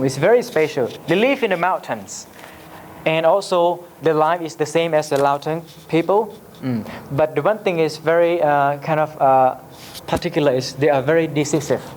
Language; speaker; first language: English; non-native, learner; Lao